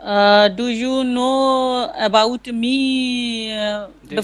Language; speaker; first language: English; non-native, learner; Hindi